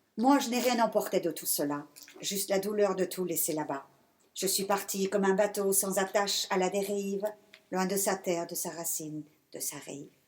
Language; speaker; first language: French; early bilingual, other home language; Persian